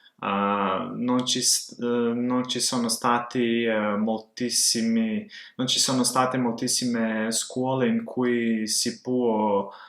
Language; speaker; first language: Italian; non-native, fluent; Serbian